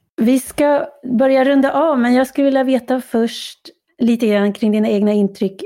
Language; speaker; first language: Swedish; native; Swedish